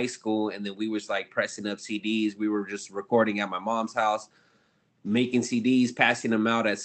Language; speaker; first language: English; native; English